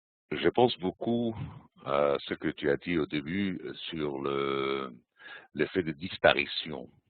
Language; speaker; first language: French; non-native, fluent; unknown